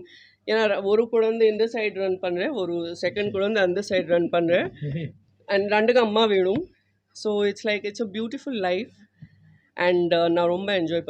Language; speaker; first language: Tamil; non-native, fluent; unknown